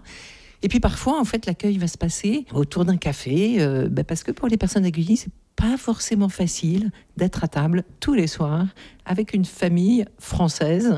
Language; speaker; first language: French; native; French